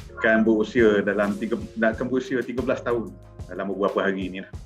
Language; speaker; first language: Malay; native; Malay